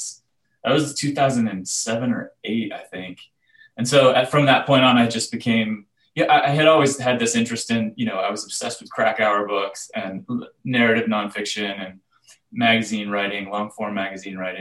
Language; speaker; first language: English; native; English